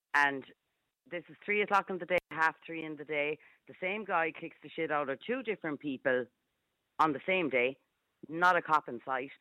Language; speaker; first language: English; native; English